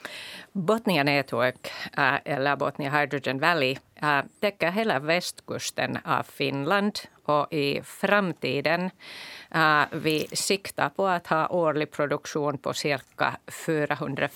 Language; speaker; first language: Swedish; non-native, local second language; Finnish